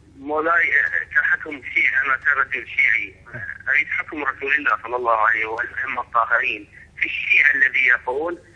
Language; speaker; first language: Arabic; native; Arabic